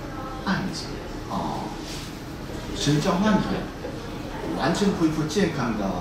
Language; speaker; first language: Chinese; non-native, fluent; Korean